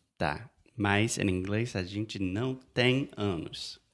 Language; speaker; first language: Portuguese; non-native, fluent; English